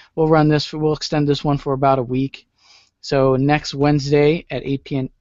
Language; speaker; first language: English; native; English